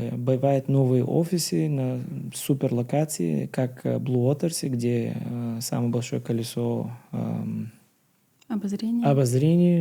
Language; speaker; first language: Russian; non-native, learner; Bulgarian